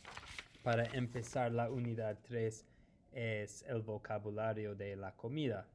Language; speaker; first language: Spanish; non-native, fluent; English